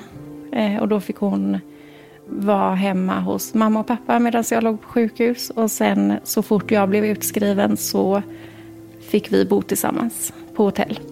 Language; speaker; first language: Swedish; native; Swedish